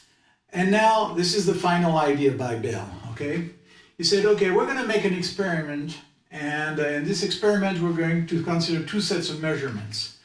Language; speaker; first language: English; non-native, fluent; French